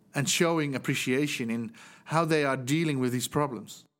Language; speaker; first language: English; non-native, fluent; Dutch